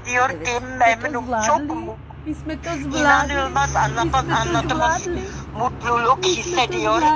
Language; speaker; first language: Turkish; non-native, learner; Czech